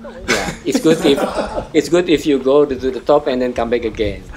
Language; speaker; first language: English; non-native, fluent; Indonesian